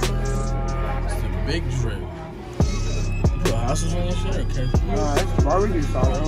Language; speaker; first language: English; native; English